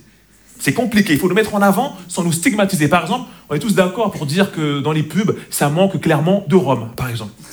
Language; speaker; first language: French; native; French